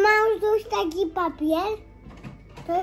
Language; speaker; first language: Polish; early bilingual, heritage; Polish